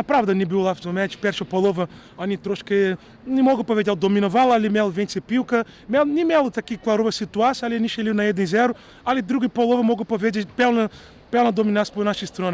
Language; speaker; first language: Polish; non-native, fluent; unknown